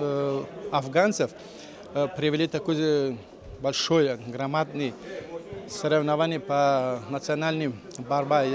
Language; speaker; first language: Russian; non-native, fluent; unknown